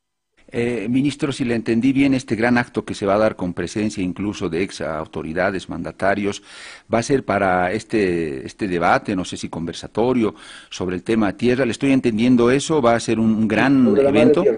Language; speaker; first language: Spanish; native; Spanish